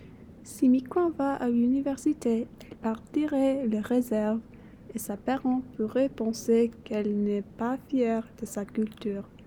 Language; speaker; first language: French; non-native, learner; English